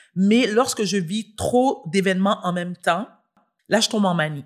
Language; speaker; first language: French; native; French